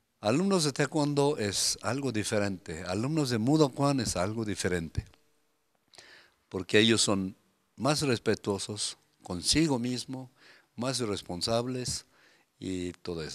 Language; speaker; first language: Spanish; non-native, fluent; Korean